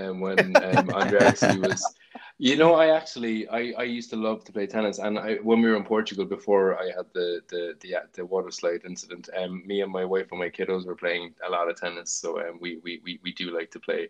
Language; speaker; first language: English; native; English